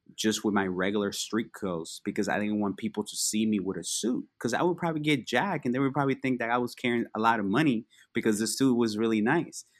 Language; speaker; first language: English; early bilingual, other home language; Spanish